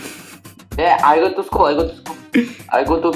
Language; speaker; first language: English; non-native, learner; Kazakh